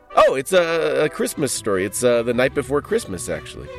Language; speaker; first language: English; native; English